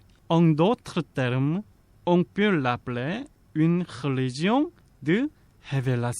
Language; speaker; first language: French; non-native, fluent; Korean